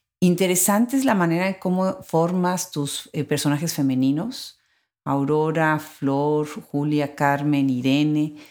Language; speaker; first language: Spanish; native; Spanish